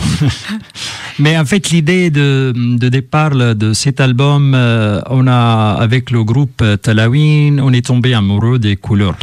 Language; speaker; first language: French; non-native, fluent; Arabic